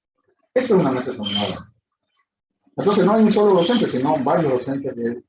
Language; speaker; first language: Spanish; native; Spanish